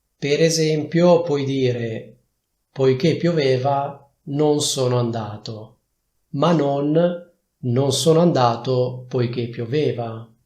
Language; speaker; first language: Italian; native; Italian